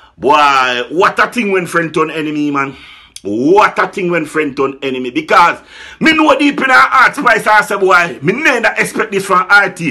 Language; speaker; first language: English; non-native, local second language; Jamaican Creole English